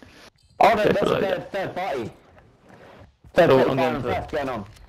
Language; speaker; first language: English; native; English